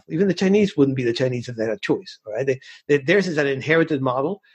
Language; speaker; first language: English; early bilingual, other home language; Spanish